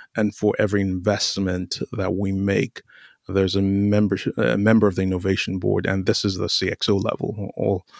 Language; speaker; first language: English; non-native, local second language; Yoruba